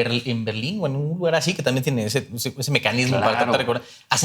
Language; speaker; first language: Spanish; native; Spanish